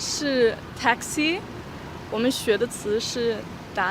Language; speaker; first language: Chinese; non-native, learner; German